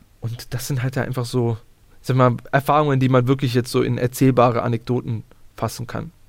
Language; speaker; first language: German; early bilingual, other home language; Bosnian